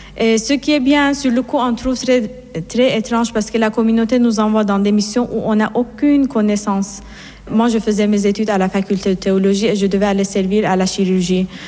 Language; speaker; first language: French; non-native, fluent; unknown